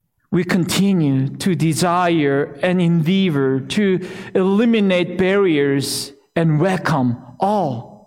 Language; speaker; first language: English; non-native, fluent; Korean